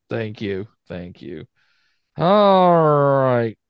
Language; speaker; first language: English; native; English